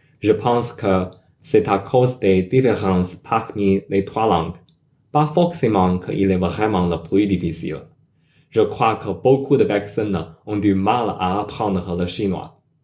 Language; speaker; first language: French; non-native, learner; Chinese